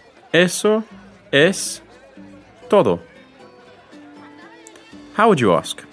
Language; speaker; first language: Spanish; non-native, fluent; English